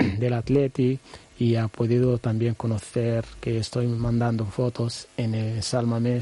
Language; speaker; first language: Spanish; non-native, learner; Arabic